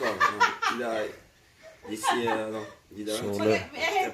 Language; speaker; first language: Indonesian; non-native, learner; French